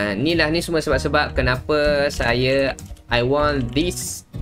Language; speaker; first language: English; non-native, local second language; Malay